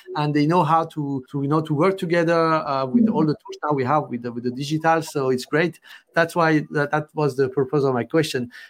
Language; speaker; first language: English; non-native, fluent; French